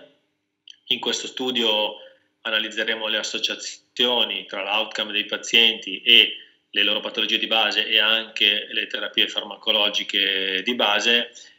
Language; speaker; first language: Italian; native; Italian